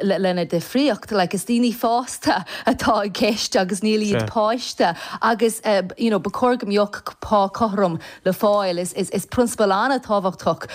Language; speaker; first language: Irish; non-native, local second language; English